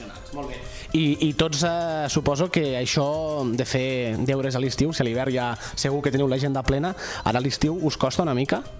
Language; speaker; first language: Catalan; native; Catalan